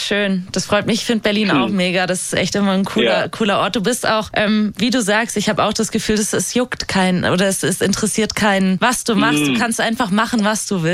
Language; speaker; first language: German; native; German